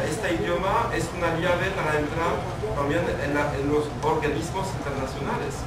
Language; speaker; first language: Spanish; non-native, fluent; French